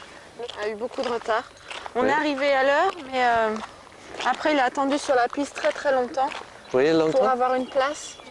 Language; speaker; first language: French; native; French